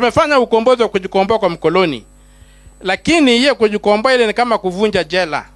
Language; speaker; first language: Swahili; non-native, local second language; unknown